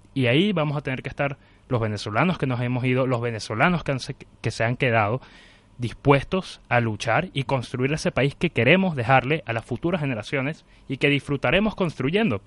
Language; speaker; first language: Spanish; native; Spanish